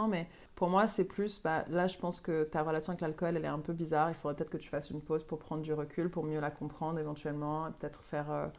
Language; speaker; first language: French; native; French